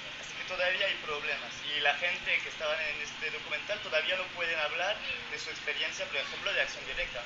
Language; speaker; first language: Spanish; non-native, fluent; French